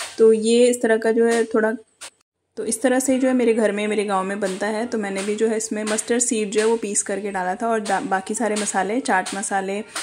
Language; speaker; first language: Hindi; native; Hindi